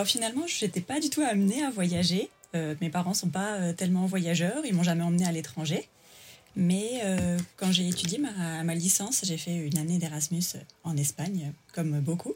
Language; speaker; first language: French; native; French